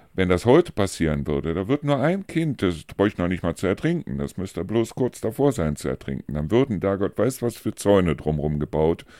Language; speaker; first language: German; native; German